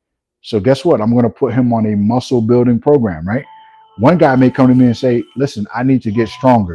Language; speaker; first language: English; native; English